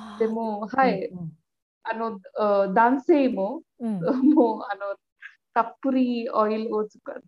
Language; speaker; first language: Japanese; non-native, learner; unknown